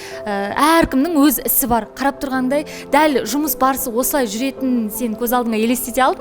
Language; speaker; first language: Kazakh; native; Kazakh